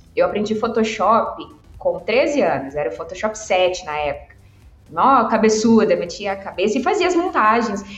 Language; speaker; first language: Portuguese; native; Portuguese